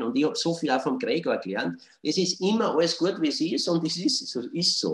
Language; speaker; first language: German; native; German